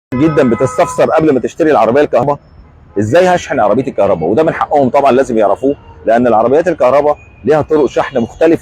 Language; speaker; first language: Arabic; native; Arabic